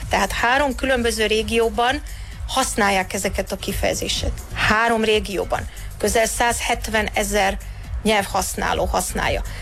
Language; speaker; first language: Hungarian; native; Hungarian